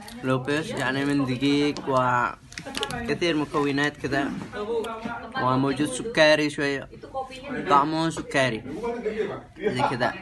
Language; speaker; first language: Arabic; non-native, learner; Indonesian